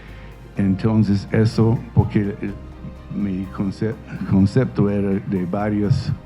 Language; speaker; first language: Spanish; non-native, fluent; English